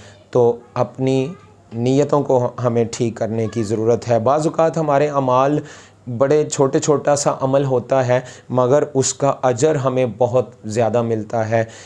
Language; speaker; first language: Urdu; non-native, local second language; Punjabi